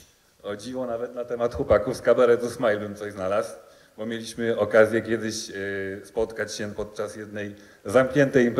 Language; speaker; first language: Polish; native; Polish